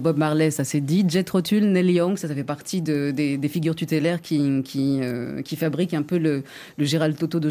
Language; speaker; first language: French; native; French